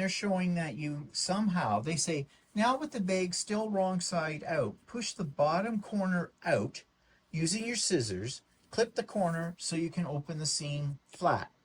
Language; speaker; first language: English; native; English